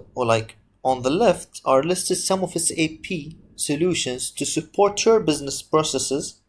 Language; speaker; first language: English; non-native, fluent; Arabic